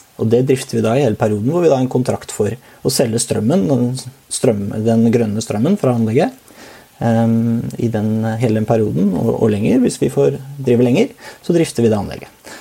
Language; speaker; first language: Norwegian; native; Norwegian